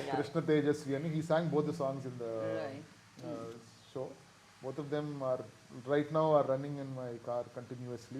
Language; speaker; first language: Telugu; native; Telugu